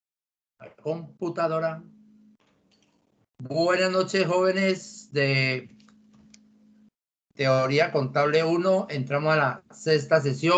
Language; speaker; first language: Spanish; native; Spanish